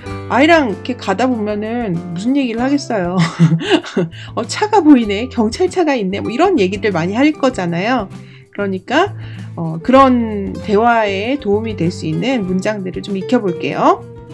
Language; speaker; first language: Korean; native; Korean